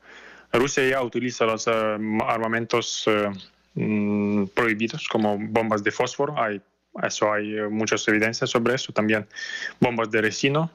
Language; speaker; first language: Spanish; non-native, fluent; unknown